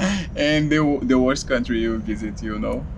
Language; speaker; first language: English; non-native, learner; Portuguese